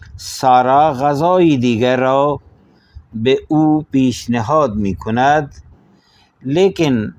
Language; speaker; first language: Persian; non-native, fluent; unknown